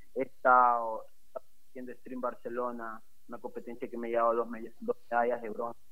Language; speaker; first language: Spanish; native; Spanish